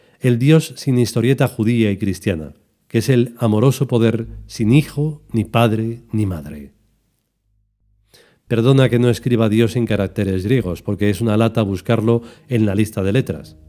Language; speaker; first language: Spanish; native; Spanish